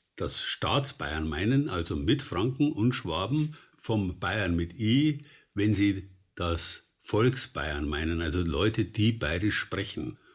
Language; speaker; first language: German; native; German